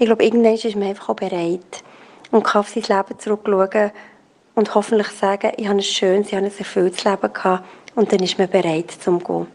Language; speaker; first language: German; native; German